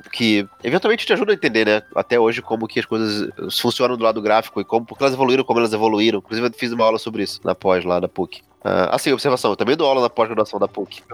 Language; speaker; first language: Portuguese; native; Portuguese